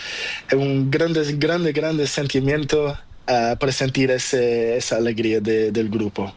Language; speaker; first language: Spanish; non-native, learner; Portuguese